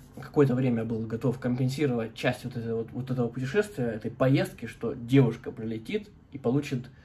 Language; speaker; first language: Russian; native; Russian